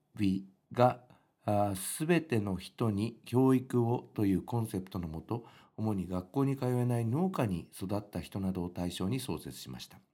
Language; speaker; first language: Japanese; native; Japanese